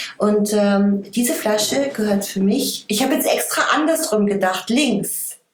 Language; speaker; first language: German; native; German